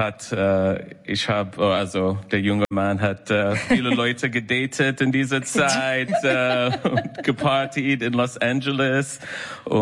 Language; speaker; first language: German; non-native, learner; English